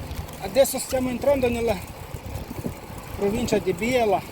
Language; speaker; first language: Italian; non-native, fluent; Romanian